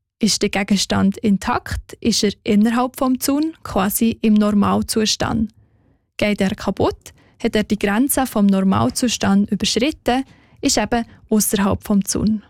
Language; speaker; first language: German; native; German